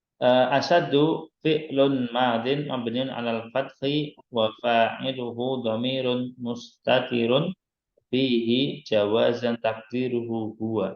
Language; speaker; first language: Arabic; non-native, fluent; Indonesian